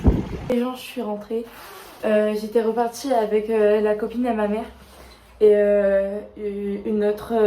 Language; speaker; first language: French; native; French